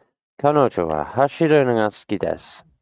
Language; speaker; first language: Japanese; non-native, learner; English